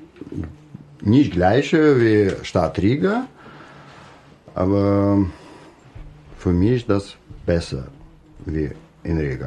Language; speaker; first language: German; non-native, learner; Russian